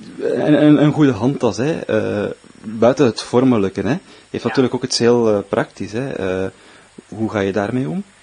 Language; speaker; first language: Dutch; native; Dutch